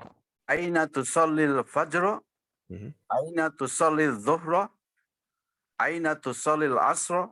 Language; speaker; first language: Arabic; non-native, learner; Indonesian